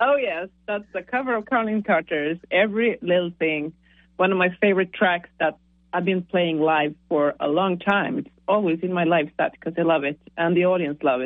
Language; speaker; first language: English; non-native, fluent; Swedish